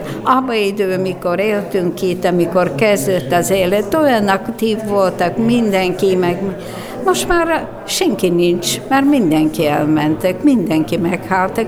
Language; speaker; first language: Hungarian; non-native, fluent; Bulgarian